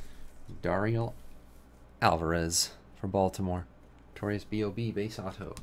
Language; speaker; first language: English; native; English